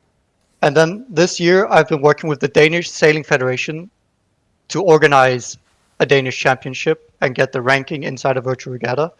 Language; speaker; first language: English; non-native, fluent; Danish